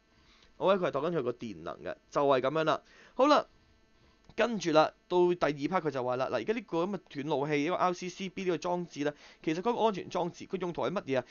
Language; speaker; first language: Cantonese; native; Cantonese